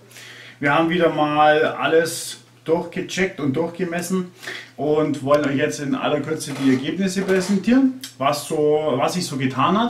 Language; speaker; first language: German; native; German